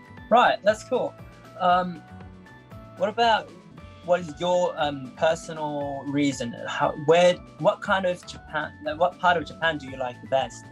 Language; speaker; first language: English; non-native, learner; Japanese